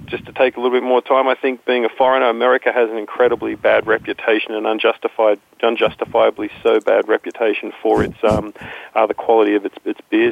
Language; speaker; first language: English; native; English